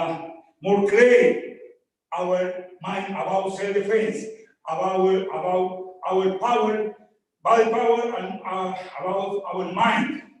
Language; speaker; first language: English; non-native, learner; Spanish